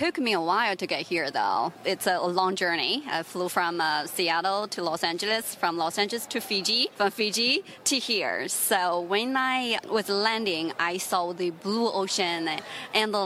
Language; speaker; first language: English; non-native, fluent; Chinese